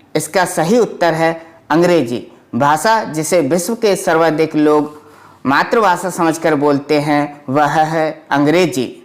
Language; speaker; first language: Hindi; native; Hindi